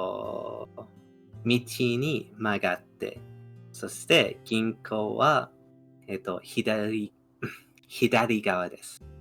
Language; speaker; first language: Japanese; non-native, fluent; English